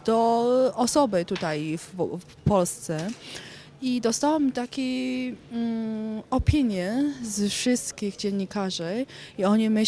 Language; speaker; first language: Polish; non-native, learner; Chinese